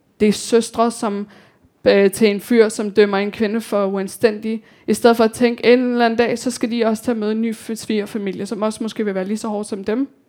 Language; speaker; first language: Danish; early bilingual, other home language; Persian